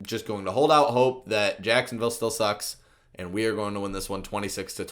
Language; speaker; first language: English; native; English